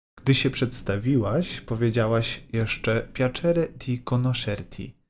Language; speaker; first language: Polish; native; Polish